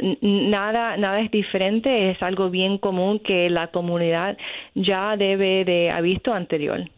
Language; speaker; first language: Spanish; early bilingual, other home language; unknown